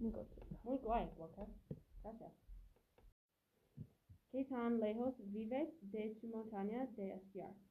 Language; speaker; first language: Spanish; non-native, learner; English